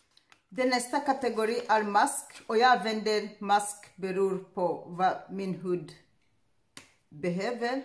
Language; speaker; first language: Swedish; non-native, learner; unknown